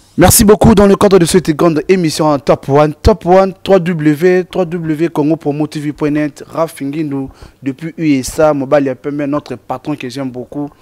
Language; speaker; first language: French; non-native, local second language; Lingala